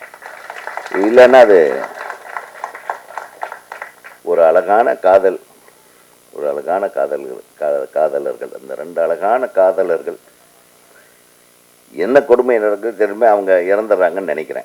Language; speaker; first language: Tamil; native; Tamil